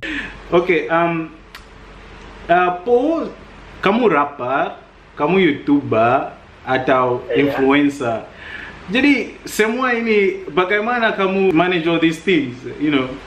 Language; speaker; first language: Indonesian; non-native, fluent; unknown